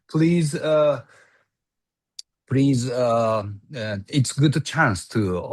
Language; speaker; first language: English; non-native, learner; Japanese